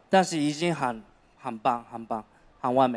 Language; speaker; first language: Chinese; non-native, learner; Japanese